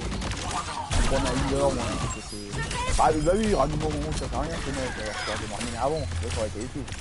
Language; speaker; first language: French; native; French